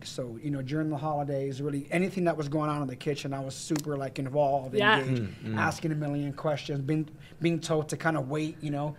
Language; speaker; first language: English; native; English